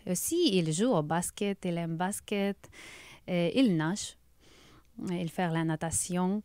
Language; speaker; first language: French; non-native, learner; Ukrainian